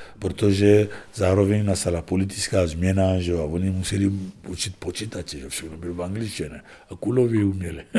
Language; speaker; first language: Czech; non-native, fluent; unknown